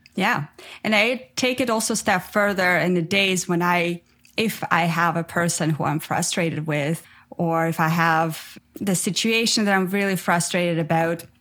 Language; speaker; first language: English; non-native, fluent; Ukrainian